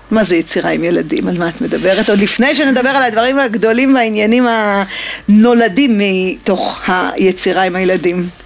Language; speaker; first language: Hebrew; native; Hebrew